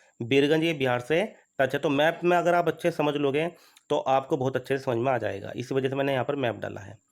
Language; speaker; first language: Hindi; native; Hindi